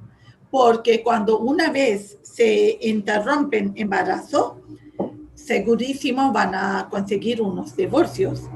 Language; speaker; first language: Spanish; non-native, fluent; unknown